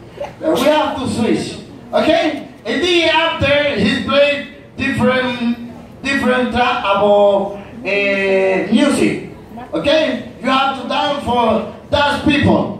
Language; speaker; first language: English; non-native, learner; Spanish